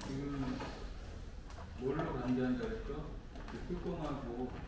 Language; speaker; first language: Korean; native; Korean